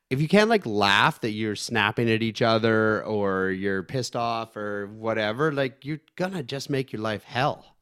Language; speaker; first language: English; native; English